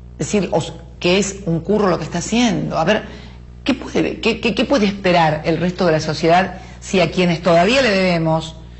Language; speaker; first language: Spanish; native; Spanish